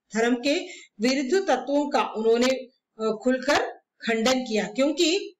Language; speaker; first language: Hindi; non-native, local second language; Malayalam